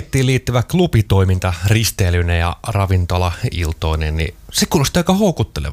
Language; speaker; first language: Finnish; native; Finnish